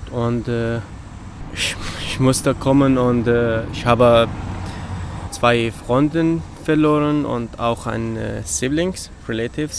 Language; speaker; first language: German; non-native, learner; Kurdish